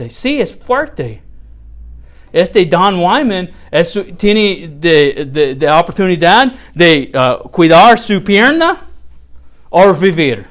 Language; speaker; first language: Spanish; non-native, learner; English